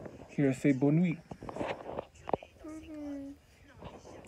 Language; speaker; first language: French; non-native, learner; English